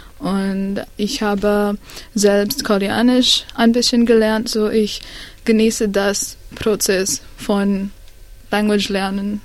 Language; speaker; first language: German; non-native, learner; Sinhala